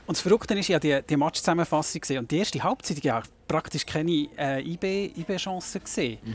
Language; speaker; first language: German; native; German